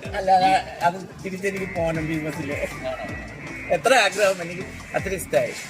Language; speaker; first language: Malayalam; non-native, fluent; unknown